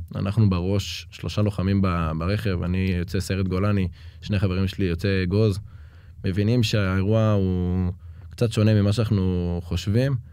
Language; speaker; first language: Hebrew; native; Hebrew